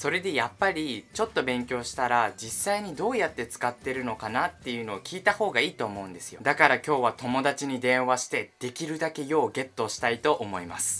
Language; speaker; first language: Japanese; native; Japanese